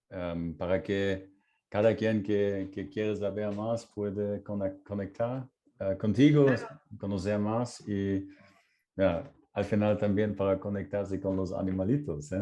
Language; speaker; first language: Spanish; non-native, fluent; German